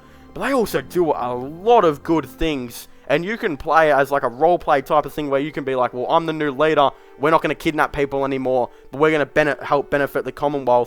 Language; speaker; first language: English; native; English